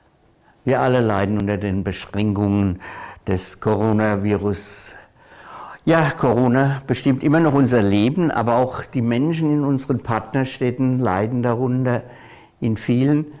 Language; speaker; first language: German; native; German